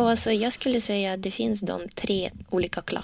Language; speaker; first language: Swedish; non-native, learner; Russian